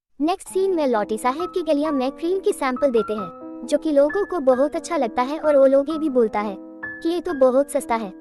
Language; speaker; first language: Hindi; non-native, local second language; Bangla